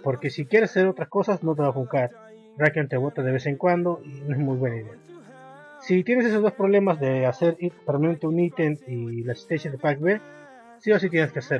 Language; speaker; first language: Spanish; native; Spanish